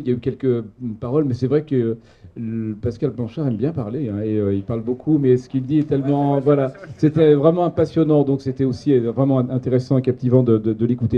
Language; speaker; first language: French; native; French